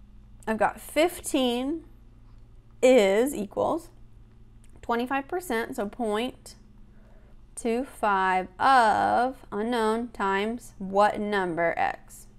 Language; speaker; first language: English; native; English